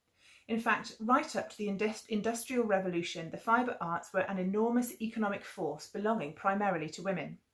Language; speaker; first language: English; native; English